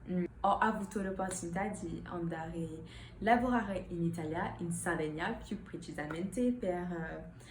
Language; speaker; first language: Italian; non-native, fluent; French